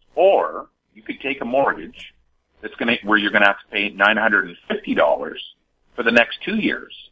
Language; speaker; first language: English; native; English